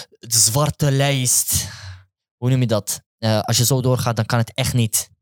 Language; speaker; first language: Dutch; early bilingual, other home language; Turkish